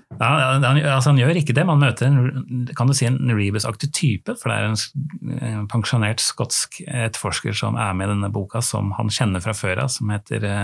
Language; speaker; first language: Norwegian; native; Norwegian